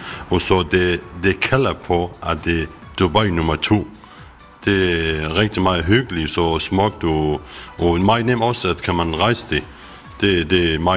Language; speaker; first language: Danish; non-native, learner; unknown